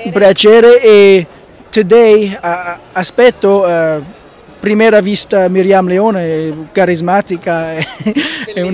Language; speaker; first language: Italian; non-native, learner; English